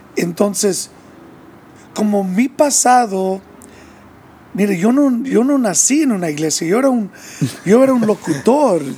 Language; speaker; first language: Spanish; early bilingual, heritage; English